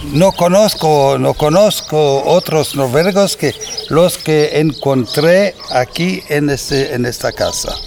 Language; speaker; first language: Spanish; non-native, fluent; French